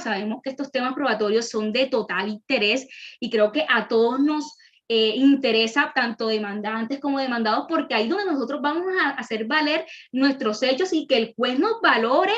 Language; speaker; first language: Spanish; native; Spanish